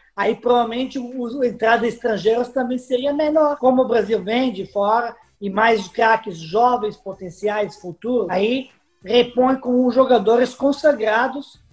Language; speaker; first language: Portuguese; non-native, fluent; Serbian